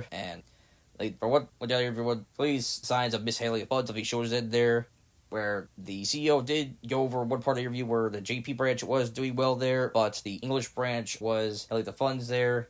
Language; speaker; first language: English; native; English